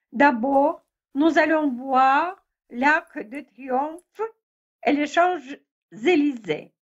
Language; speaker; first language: French; non-native, learner; Russian